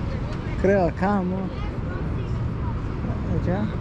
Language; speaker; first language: Spanish; non-native, learner; English